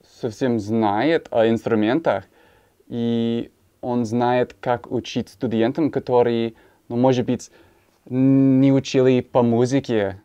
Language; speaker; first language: Russian; non-native, learner; English